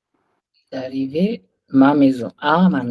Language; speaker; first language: French; non-native, fluent; Hindi